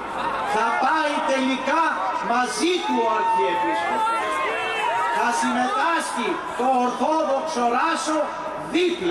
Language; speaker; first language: Greek; native; Greek